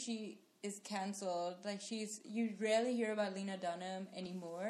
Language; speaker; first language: English; non-native, local second language; Sinhala